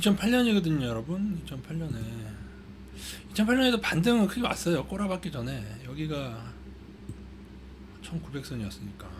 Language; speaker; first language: Korean; native; Korean